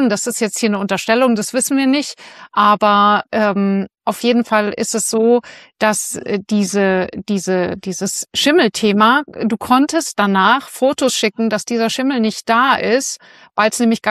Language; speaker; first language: German; native; German